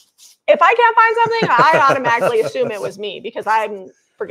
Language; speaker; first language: English; native; English